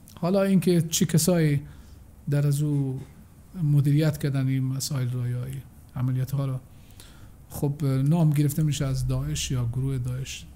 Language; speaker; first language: Persian; native; Persian